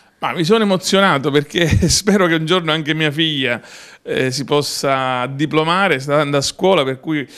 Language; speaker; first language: Italian; native; Italian